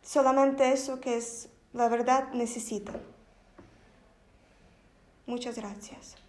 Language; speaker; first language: Spanish; non-native, fluent; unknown